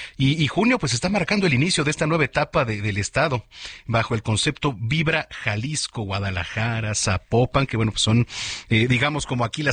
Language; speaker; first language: Spanish; native; Spanish